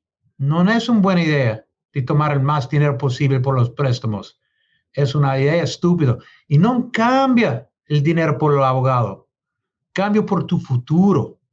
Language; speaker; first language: Spanish; non-native, learner; English